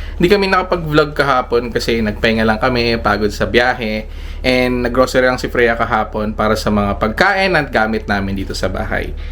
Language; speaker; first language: Filipino; native; Filipino